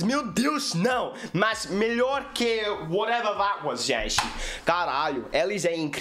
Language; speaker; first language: Portuguese; non-native, learner; English